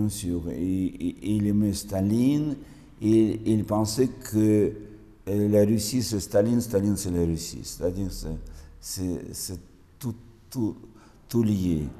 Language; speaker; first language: French; non-native, fluent; Russian